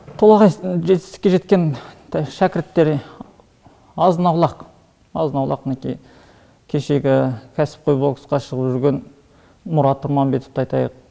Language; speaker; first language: Kazakh; early bilingual, heritage; Kazakh